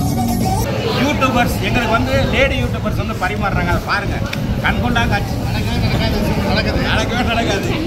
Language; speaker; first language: Tamil; native; Tamil